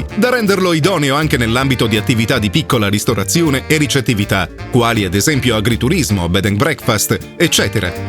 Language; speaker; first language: Italian; native; Italian